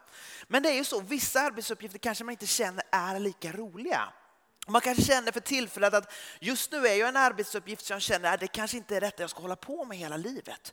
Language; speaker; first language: Swedish; early bilingual, heritage; Swedish